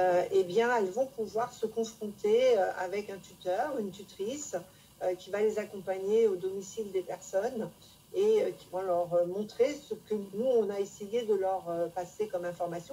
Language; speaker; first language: French; native; French